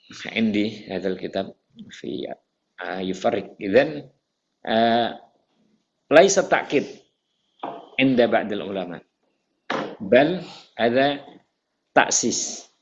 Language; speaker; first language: Arabic; non-native, fluent; Indonesian